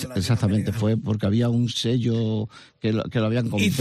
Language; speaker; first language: Spanish; native; Spanish